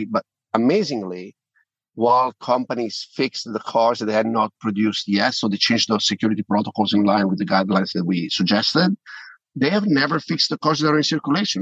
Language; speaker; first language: English; non-native, fluent; Italian